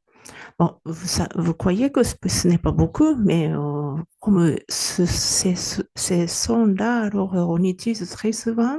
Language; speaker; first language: French; non-native, fluent; Japanese